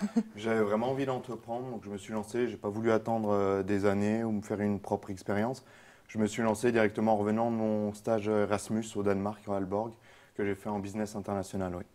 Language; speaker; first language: French; native; French